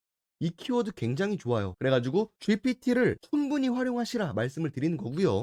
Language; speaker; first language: Korean; native; Korean